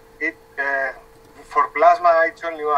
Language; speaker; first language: English; non-native, learner; Spanish